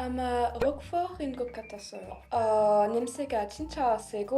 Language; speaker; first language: Korean; non-native, learner; French